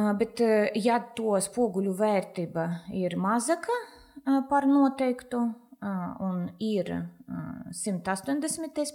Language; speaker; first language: Latvian; non-native, local second language; Russian